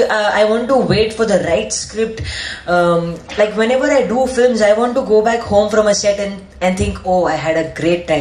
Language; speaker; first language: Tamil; non-native, learner; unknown